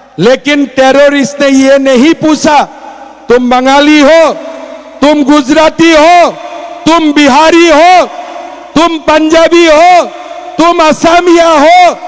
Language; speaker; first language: Hindi; non-native, local second language; Assamese